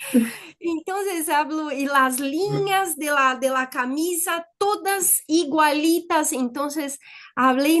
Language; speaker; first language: Spanish; non-native, fluent; Portuguese